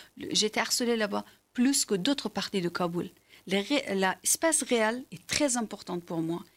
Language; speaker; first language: French; non-native, learner; Persian